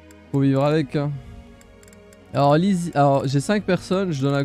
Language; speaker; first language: French; native; French